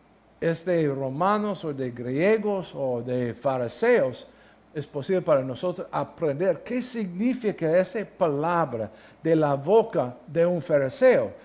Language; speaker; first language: Spanish; non-native, learner; English